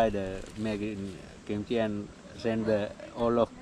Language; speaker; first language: English; non-native, learner; Sinhala